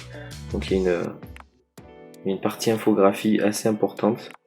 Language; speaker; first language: French; native; French